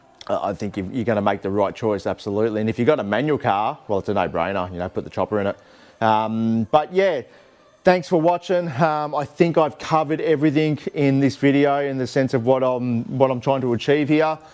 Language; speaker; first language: English; native; English